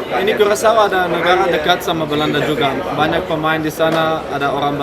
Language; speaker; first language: Indonesian; non-native, fluent; Dutch